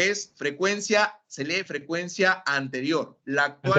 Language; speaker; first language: Spanish; native; Spanish